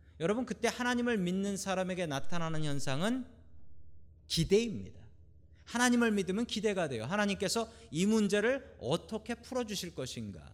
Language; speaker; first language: Korean; native; Korean